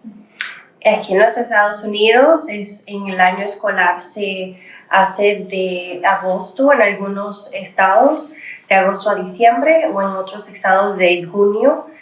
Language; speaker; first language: Spanish; early bilingual, other home language; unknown